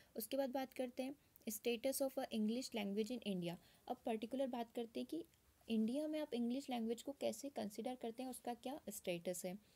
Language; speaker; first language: Hindi; native; Hindi